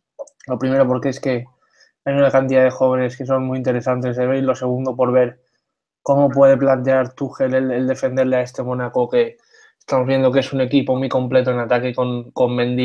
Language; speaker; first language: Spanish; native; Spanish